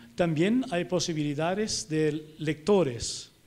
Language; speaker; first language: Spanish; non-native, fluent; German